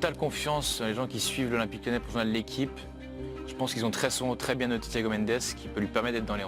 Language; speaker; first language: French; native; French